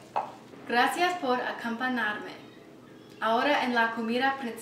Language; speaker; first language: Spanish; non-native, learner; English